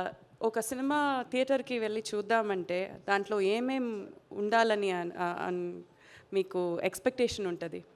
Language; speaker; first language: Telugu; non-native, fluent; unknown